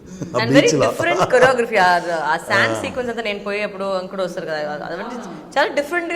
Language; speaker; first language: Telugu; non-native, local second language; Tamil